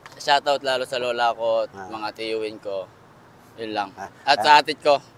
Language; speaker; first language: Filipino; native; Filipino